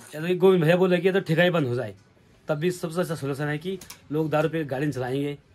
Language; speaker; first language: Hindi; native; Hindi